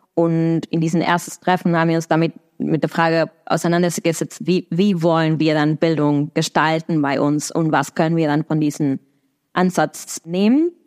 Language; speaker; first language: German; non-native, fluent; Spanish